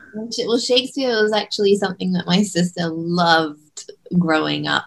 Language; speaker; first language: English; native; English